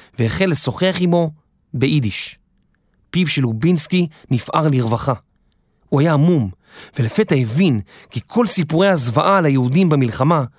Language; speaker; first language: Hebrew; native; Hebrew